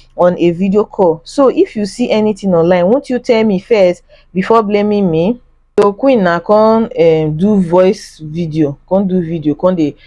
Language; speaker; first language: Nigerian Pidgin; native; Nigerian Pidgin